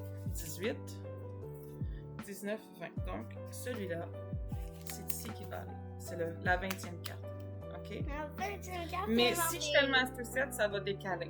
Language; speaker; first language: French; native; French